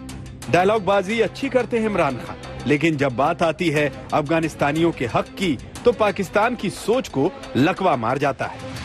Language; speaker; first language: Hindi; native; Hindi